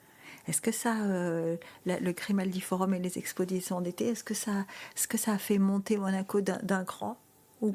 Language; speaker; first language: French; native; French